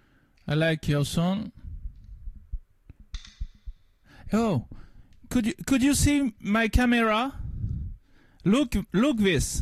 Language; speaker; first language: English; non-native, learner; French